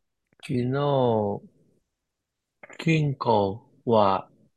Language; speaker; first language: Japanese; non-native, learner; Chinese